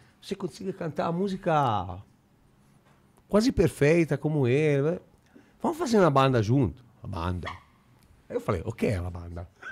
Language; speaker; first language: Portuguese; non-native, fluent; Italian